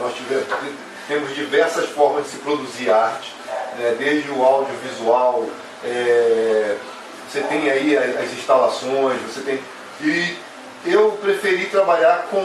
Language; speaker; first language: Portuguese; native; Portuguese